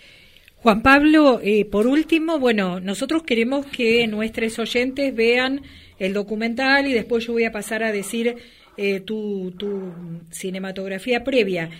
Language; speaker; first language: Spanish; native; Spanish